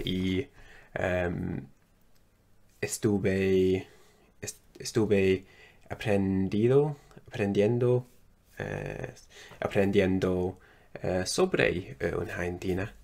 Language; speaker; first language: Spanish; non-native, learner; English